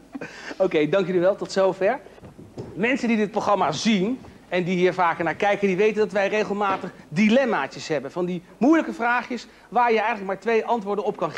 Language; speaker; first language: Dutch; native; Dutch